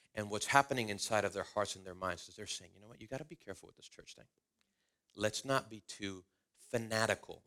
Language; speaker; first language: English; early bilingual, other home language; Spanish